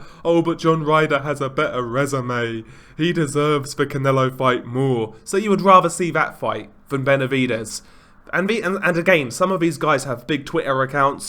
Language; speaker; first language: English; native; English